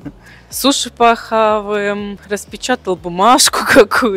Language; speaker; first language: Russian; native; Russian